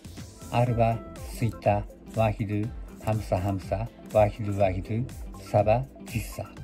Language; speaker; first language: Arabic; non-native, learner; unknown